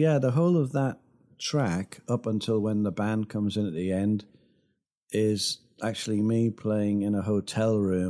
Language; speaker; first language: English; native; English